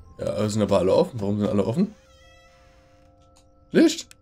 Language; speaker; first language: German; native; German